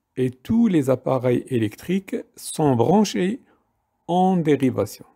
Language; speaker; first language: French; non-native, local second language; Arabic